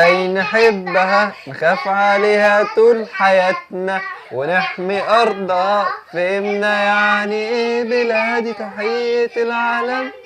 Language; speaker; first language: Arabic; native; Arabic